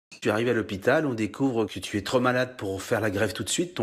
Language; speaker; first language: French; native; French